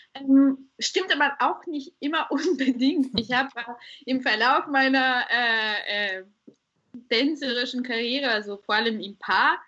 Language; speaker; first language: German; non-native, fluent; Bulgarian